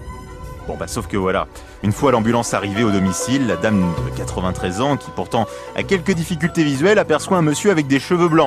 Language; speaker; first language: French; native; French